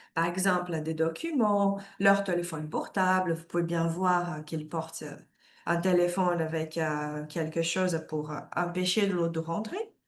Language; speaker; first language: French; non-native, fluent; Portuguese